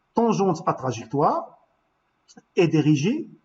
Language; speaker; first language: French; non-native, local second language; Arabic